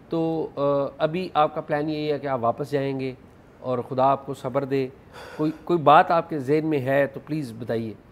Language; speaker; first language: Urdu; native; Urdu